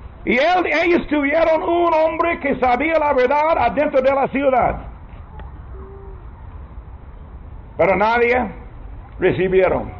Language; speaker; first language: Spanish; non-native, learner; English